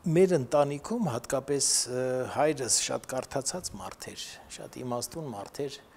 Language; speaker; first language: Armenian; native; Armenian